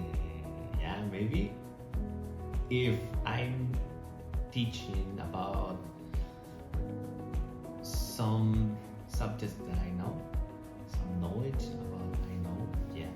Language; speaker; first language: English; non-native, learner; Spanish